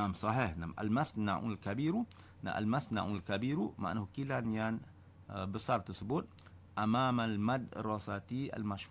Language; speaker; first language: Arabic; non-native, fluent; Malay